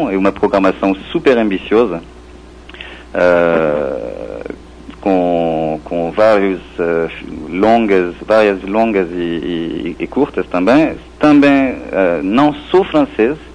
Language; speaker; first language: Portuguese; non-native, fluent; French